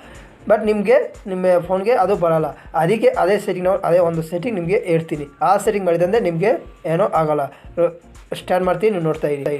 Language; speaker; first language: Kannada; non-native, local second language; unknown